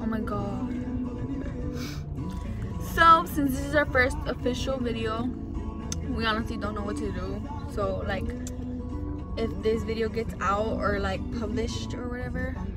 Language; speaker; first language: English; early bilingual, other home language; Spanish